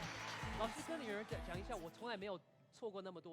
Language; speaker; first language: Chinese; non-native, fluent; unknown